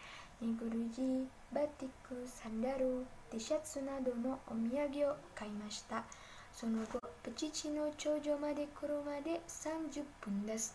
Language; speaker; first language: Japanese; non-native, learner; Indonesian